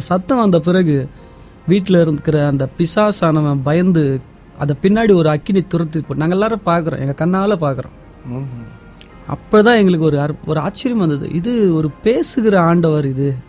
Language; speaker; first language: Tamil; non-native, local second language; Telugu